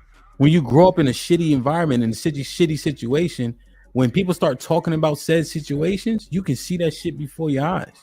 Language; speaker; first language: English; native; English